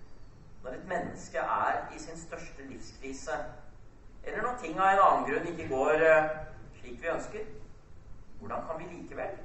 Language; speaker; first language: Norwegian; native; Norwegian